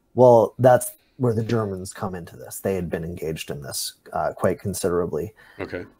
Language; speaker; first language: English; native; English